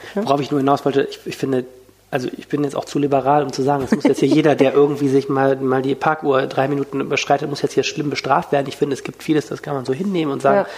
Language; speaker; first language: German; native; German